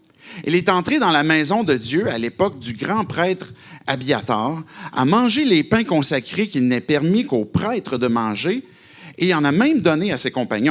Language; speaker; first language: French; native; French